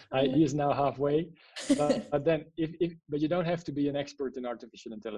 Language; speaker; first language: English; non-native, fluent; Dutch